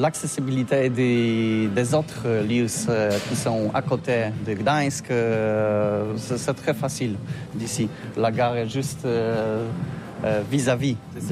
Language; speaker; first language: French; non-native, learner; Polish